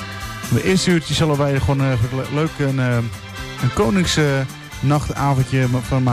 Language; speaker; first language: Dutch; native; Dutch